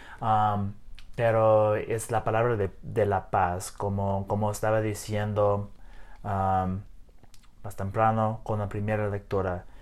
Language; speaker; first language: Spanish; non-native, learner; English